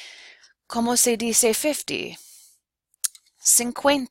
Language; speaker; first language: Spanish; non-native, fluent; English